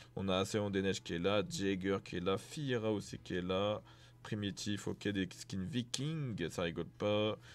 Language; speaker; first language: French; native; French